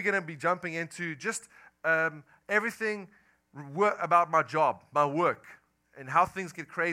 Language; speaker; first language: English; non-native, local second language; Afrikaans